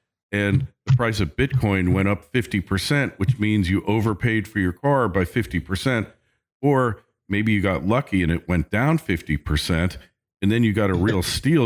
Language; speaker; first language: English; native; English